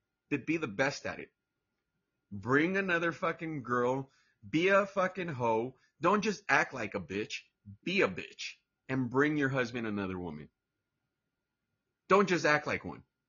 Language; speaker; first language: English; early bilingual, other home language; Spanish